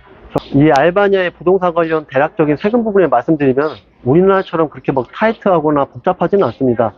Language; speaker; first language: Korean; native; Korean